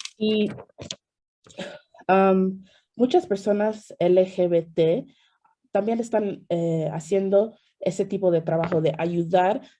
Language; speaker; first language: Spanish; non-native, fluent; English